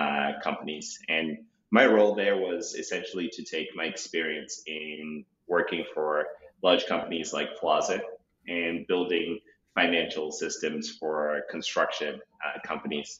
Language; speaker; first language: English; non-native, local second language; Shona